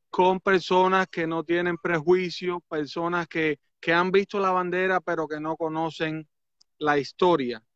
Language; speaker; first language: Spanish; native; Spanish